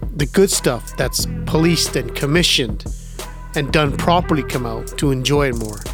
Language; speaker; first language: English; early bilingual, other home language; Punjabi